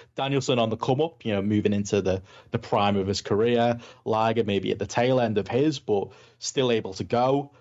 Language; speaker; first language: English; native; English